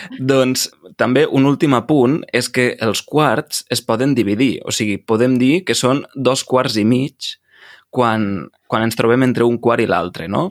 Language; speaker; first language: Catalan; native; Catalan